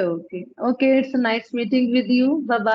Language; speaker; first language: English; non-native, learner; Punjabi